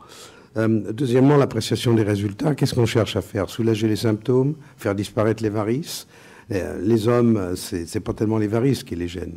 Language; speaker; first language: French; native; French